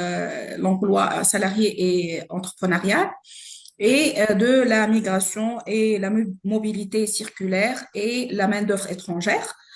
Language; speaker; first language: French; non-native, local second language; Arabic